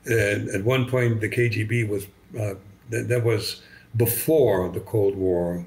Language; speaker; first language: English; non-native, fluent; German